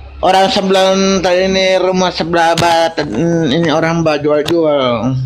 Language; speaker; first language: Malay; non-native, local second language; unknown